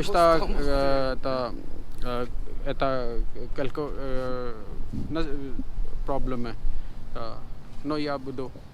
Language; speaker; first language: Russian; non-native, learner; Urdu